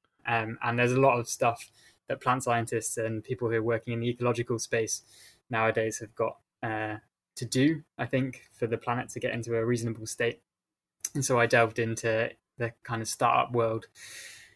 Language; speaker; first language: English; native; English